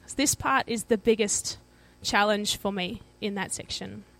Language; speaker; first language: English; native; English